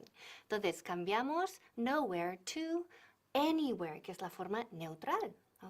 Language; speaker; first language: Spanish; non-native, fluent; English